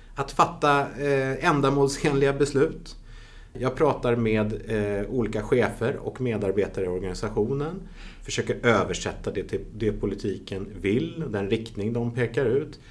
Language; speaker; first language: Swedish; early bilingual, other home language; Dutch